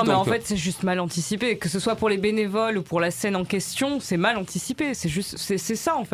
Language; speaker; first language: French; native; French